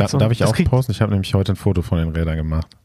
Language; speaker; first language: German; native; German